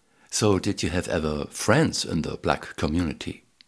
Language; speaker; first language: English; non-native, fluent; German